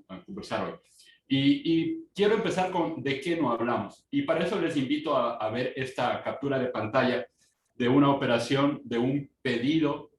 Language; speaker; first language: Spanish; native; Spanish